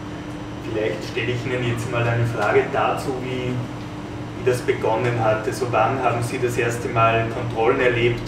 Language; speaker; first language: German; native; German